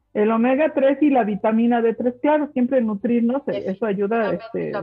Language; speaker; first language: Spanish; non-native, local second language; German